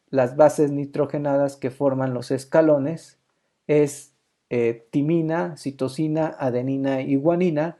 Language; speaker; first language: Spanish; native; Spanish